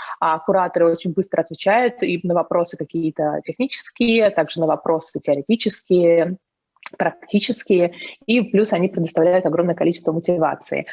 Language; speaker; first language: Russian; native; Russian